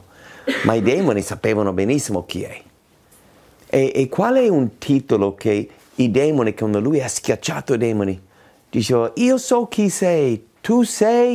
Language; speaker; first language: Italian; non-native, fluent; English